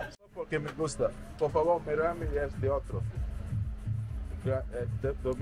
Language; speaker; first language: Spanish; non-native, learner; English